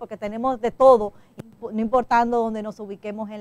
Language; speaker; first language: Spanish; native; Spanish